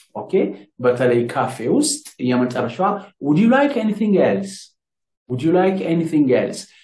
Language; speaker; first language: English; non-native, fluent; Amharic